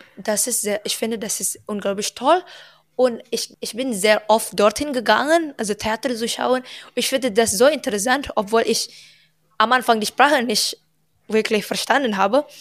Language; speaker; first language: German; non-native, learner; Indonesian